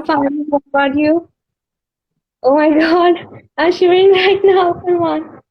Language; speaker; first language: English; non-native, local second language; Hindi